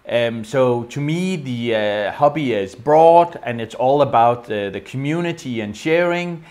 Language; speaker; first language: English; non-native, fluent; Danish